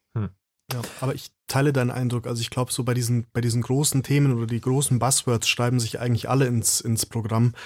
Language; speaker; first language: German; native; German